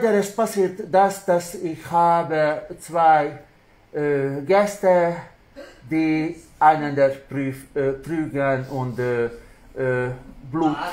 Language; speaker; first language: German; non-native, learner; Hungarian